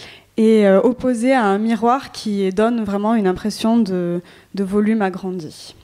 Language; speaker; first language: French; native; French